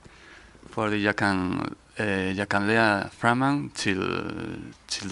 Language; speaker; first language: Danish; non-native, learner; Spanish